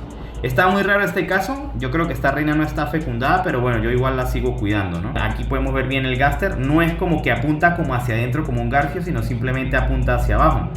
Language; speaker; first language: Spanish; native; Spanish